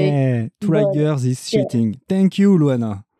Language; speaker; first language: English; non-native, learner; French